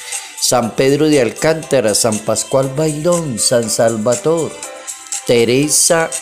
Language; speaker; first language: Spanish; native; Spanish